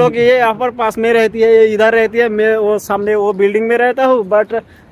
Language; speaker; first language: Hindi; non-native, fluent; Bangla